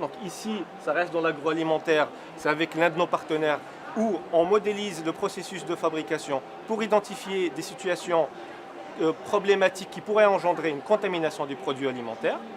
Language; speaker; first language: French; native; French